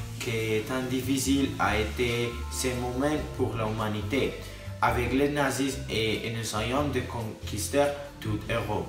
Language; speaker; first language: French; non-native, learner; Spanish